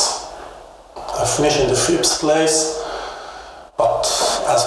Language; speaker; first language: English; non-native, fluent; Persian